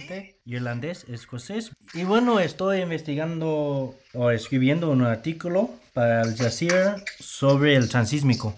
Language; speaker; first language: Spanish; non-native, fluent; English